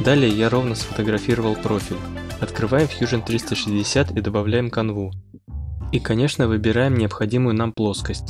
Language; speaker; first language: Russian; native; Russian